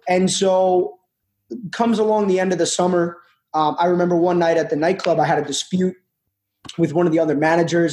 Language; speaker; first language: English; native; English